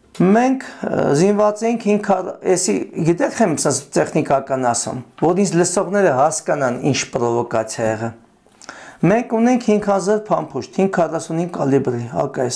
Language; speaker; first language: Armenian; native; Armenian